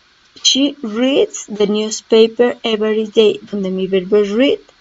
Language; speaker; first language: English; non-native, learner; Spanish